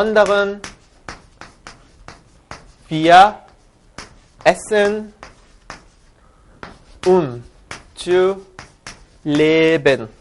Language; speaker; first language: German; non-native, fluent; Korean